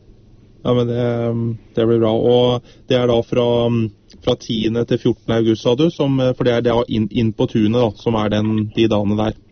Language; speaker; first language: Norwegian; native; Norwegian